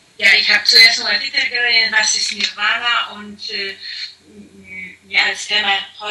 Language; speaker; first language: German; non-native, learner; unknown